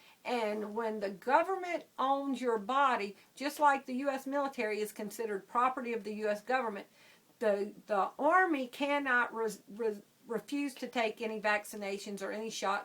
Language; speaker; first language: English; native; English